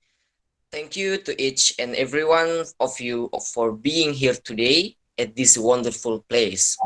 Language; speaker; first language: English; non-native, learner; Indonesian